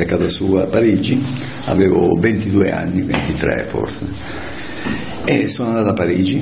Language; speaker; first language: Italian; native; Italian